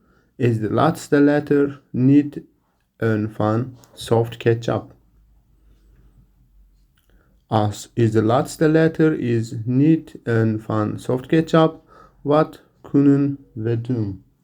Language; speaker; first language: Dutch; non-native, learner; Turkish